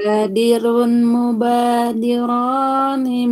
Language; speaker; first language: Arabic; non-native, learner; Indonesian